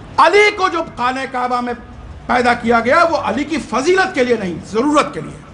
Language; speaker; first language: Urdu; native; Urdu